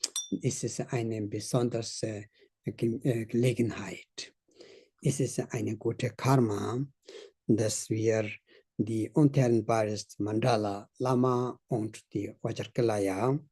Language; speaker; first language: German; non-native, learner; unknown